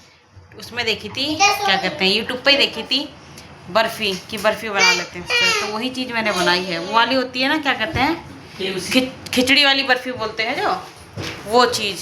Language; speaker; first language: Hindi; native; Hindi